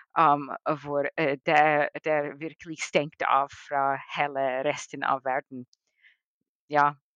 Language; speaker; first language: Norwegian; non-native, fluent; English